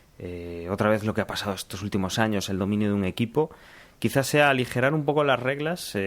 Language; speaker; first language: Spanish; native; Spanish